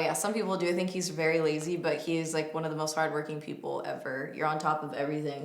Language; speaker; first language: English; native; English